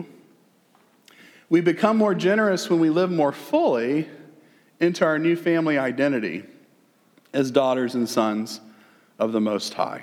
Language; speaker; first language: English; native; English